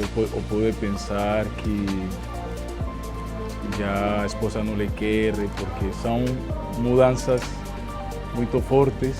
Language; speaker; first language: Portuguese; non-native, fluent; Spanish